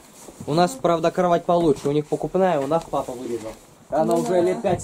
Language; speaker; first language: Russian; native; Russian